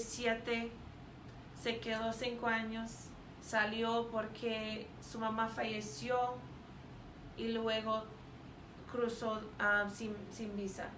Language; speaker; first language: Spanish; non-native, fluent; English